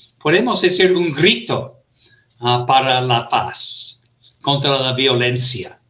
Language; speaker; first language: Spanish; non-native, fluent; English